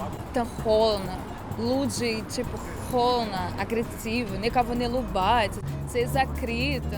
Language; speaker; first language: Russian; non-native, learner; Portuguese